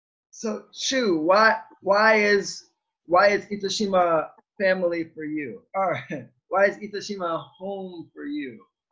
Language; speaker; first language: English; native; English